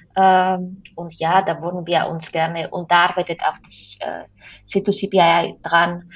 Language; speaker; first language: German; non-native, fluent; Spanish